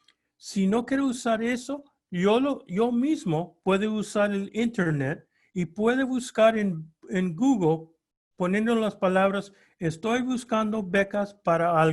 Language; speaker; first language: Spanish; early bilingual, heritage; Spanish